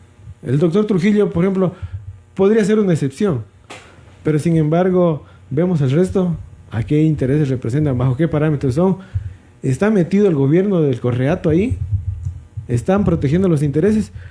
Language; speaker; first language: Spanish; native; Spanish